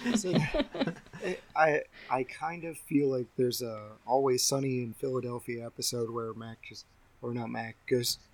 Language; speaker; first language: English; native; English